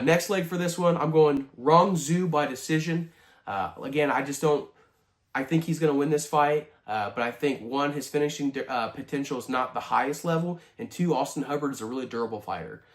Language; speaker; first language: English; native; English